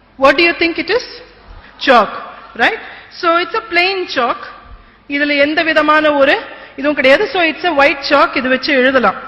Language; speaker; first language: English; non-native, local second language; Tamil